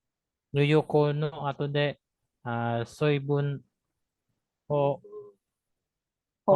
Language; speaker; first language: Japanese; non-native, learner; Cebuano